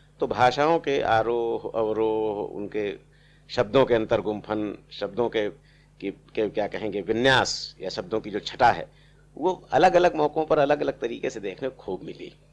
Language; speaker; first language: Hindi; native; Hindi